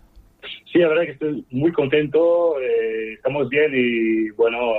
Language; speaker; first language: Spanish; non-native, fluent; French